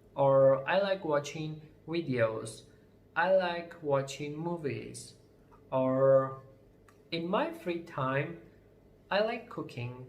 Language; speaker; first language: English; non-native, fluent; Armenian